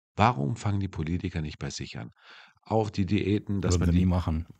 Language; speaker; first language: German; native; German